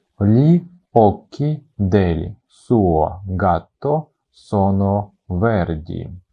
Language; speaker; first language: Italian; non-native, fluent; Ukrainian